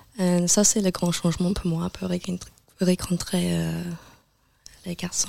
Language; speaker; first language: French; non-native, learner; English